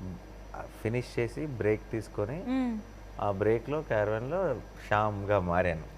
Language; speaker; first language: Telugu; native; Telugu